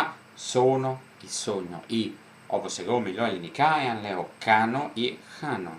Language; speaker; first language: Greek; non-native, fluent; Italian